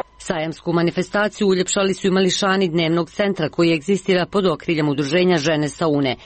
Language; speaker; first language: Croatian; native; Croatian